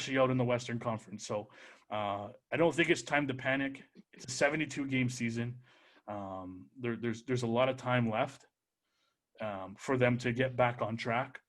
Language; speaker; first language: English; native; English